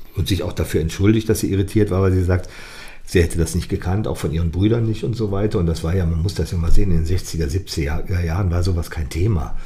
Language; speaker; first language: German; native; German